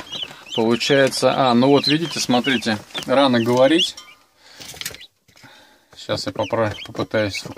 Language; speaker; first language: Russian; native; Russian